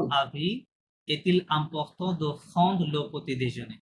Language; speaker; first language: French; non-native, fluent; Bangla